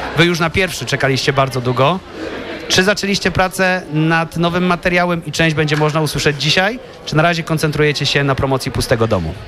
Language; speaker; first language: Polish; native; Polish